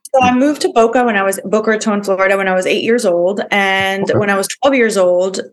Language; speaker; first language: English; early bilingual, other home language; Spanish